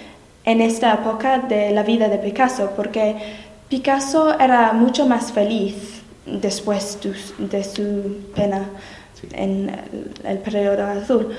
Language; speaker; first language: Spanish; non-native, learner; English